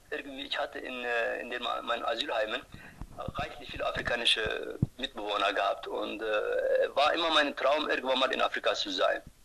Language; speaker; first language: German; non-native, fluent; Turkish